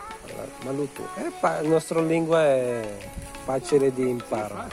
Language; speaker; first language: Italian; non-native, learner; Filipino